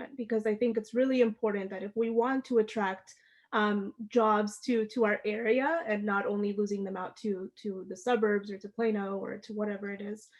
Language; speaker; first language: English; early bilingual, other home language; Amharic